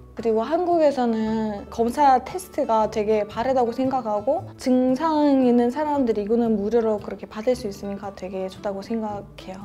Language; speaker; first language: Korean; non-native, fluent; Russian